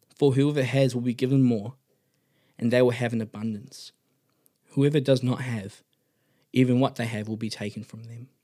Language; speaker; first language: English; native; English